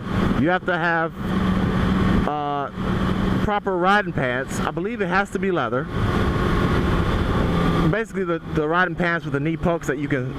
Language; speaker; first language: English; native; English